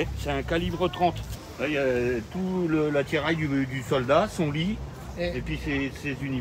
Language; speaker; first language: French; native; French